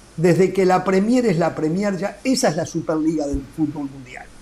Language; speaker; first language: Spanish; native; Spanish